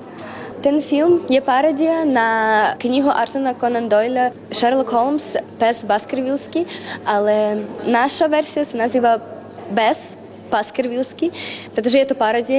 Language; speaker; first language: Slovak; non-native, fluent; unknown